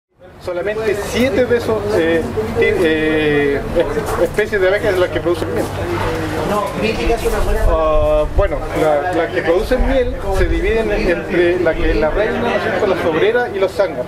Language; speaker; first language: Spanish; native; Spanish